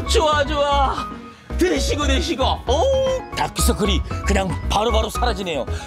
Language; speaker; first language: Korean; native; Korean